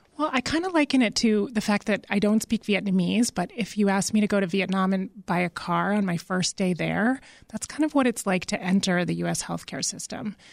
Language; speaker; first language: English; native; English